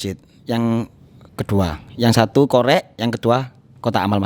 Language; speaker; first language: Indonesian; non-native, local second language; Javanese